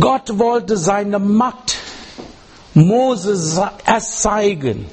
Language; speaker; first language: German; non-native, learner; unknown